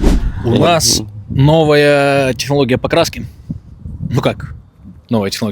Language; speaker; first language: Russian; native; Russian